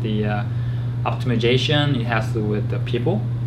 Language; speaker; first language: English; non-native, fluent; Korean